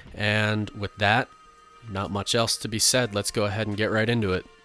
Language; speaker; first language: English; native; English